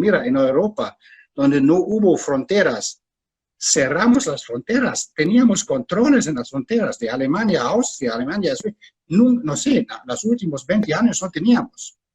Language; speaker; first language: Spanish; non-native, fluent; German